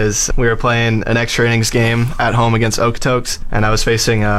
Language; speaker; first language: English; native; English